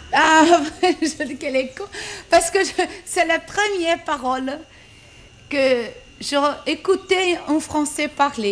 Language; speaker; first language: French; non-native, learner; Portuguese